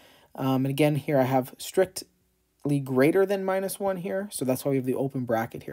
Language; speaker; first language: English; native; English